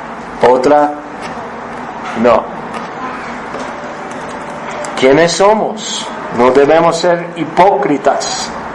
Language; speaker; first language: Spanish; non-native, fluent; English